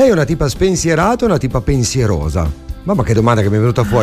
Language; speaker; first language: Italian; native; Italian